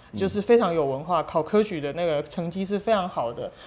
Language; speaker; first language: Chinese; native; Chinese